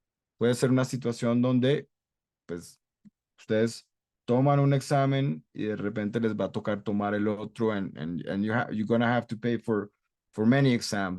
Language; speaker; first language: Spanish; non-native, fluent; English